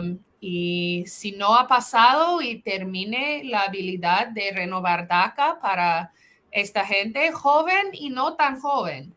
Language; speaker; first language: Spanish; non-native, fluent; English